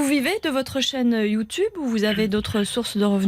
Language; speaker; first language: French; native; French